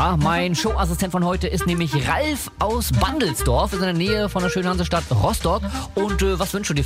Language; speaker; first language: German; native; German